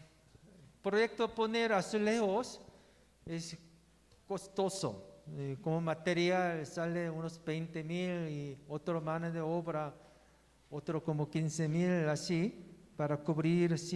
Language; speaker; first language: Spanish; non-native, learner; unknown